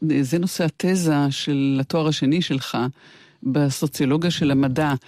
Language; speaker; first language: Hebrew; native; Hebrew